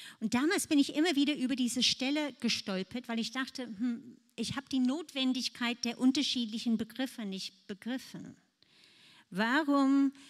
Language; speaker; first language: German; non-native, fluent; English